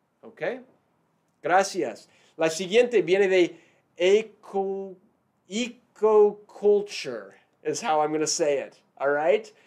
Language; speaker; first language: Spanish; non-native, fluent; English